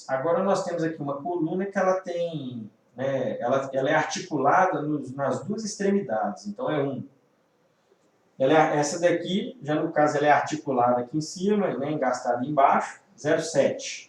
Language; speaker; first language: Portuguese; native; Portuguese